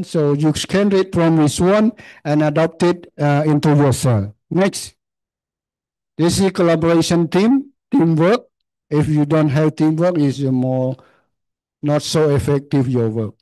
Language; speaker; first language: English; non-native, learner; Khmer